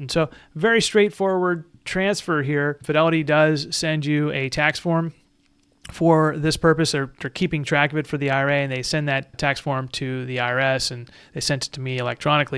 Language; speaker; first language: English; native; English